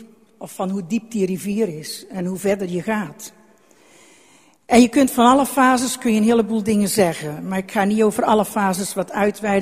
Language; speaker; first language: Dutch; native; Dutch